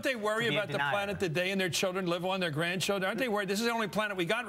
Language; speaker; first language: English; native; English